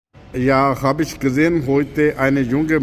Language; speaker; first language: German; non-native, learner; Urdu